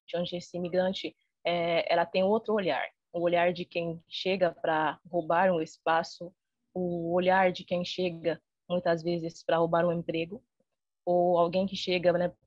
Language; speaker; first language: Portuguese; non-native, fluent; Haitian Creole